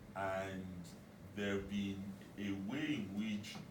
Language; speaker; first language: English; non-native, local second language; Yoruba